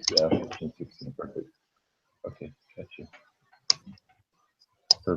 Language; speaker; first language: English; native; English